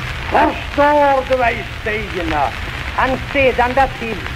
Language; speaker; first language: Swedish; native; Swedish